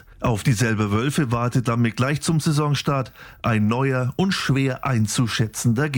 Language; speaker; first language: German; native; German